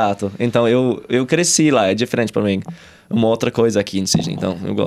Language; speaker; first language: Portuguese; non-native, fluent; English